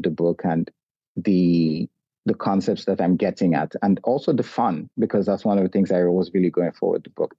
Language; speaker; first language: English; non-native, local second language; Yoruba